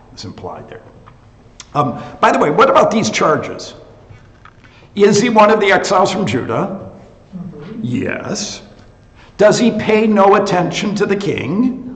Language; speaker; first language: English; native; English